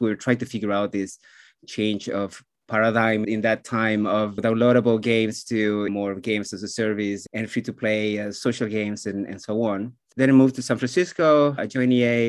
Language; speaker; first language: English; non-native, fluent; Spanish